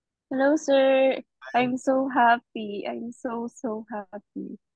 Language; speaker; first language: English; non-native, local second language; Filipino